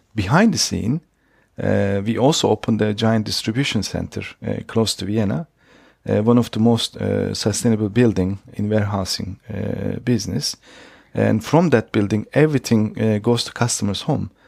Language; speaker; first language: English; non-native, fluent; Turkish